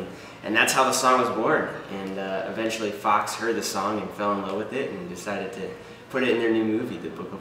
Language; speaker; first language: English; native; English